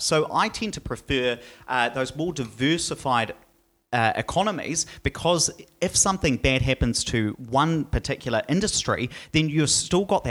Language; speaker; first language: English; native; English